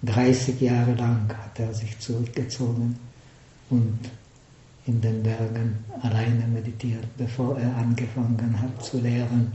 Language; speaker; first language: German; non-native, fluent; Czech